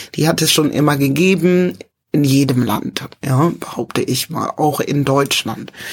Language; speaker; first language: German; early bilingual, other home language; English